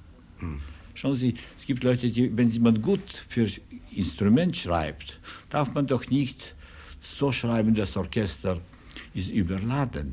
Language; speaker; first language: German; non-native, fluent; Russian